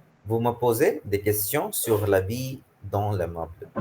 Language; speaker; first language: French; non-native, fluent; Hindi